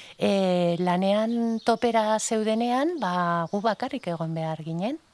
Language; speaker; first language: Basque; non-native, local second language; Spanish